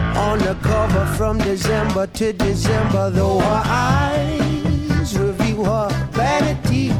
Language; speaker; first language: English; native; English